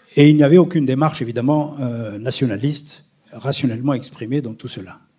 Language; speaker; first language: French; non-native, local second language; Arabic